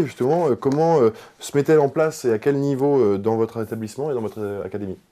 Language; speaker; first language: French; native; French